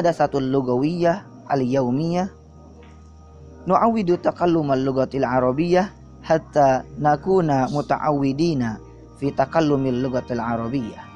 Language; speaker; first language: Arabic; non-native, learner; Indonesian